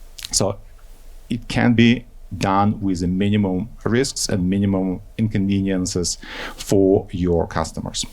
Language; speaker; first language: English; non-native, fluent; Ukrainian